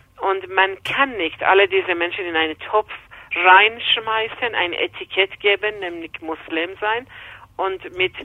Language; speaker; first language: German; non-native, fluent; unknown